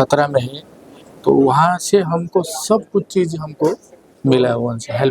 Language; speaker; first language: Hindi; non-native, local second language; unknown